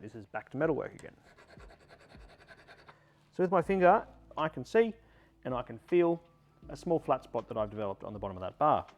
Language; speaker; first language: English; native; English